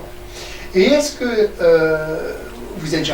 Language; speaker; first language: French; native; French